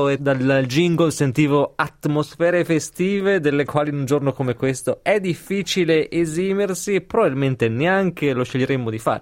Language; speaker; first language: Italian; native; Italian